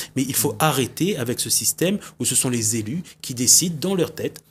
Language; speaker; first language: French; native; French